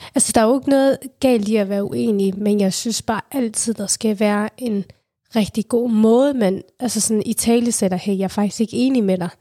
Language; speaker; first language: Danish; early bilingual, other home language; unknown